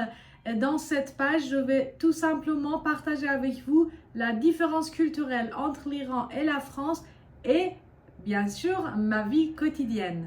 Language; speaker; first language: French; non-native, fluent; Persian